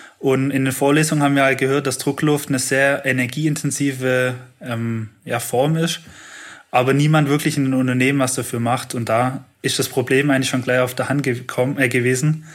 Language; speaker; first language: German; native; German